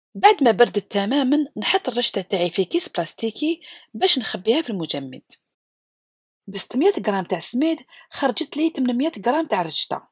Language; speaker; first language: Arabic; native; Arabic